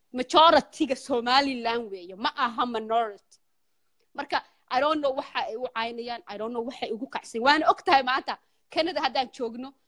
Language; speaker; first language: Somali; early bilingual, heritage; Somali